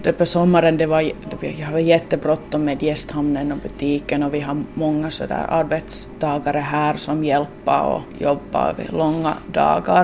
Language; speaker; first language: Swedish; non-native, local second language; Finnish